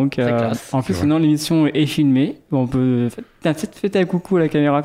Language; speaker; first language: French; native; French